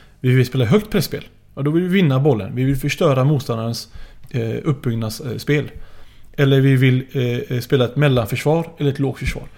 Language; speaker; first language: Swedish; early bilingual, other home language; Arabic